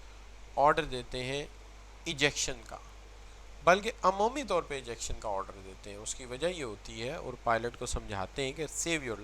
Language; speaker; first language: Urdu; native; Urdu